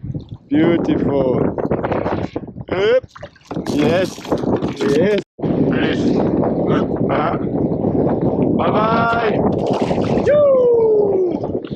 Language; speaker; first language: English; non-native, learner; French